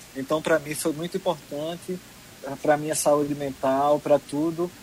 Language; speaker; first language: Portuguese; native; Portuguese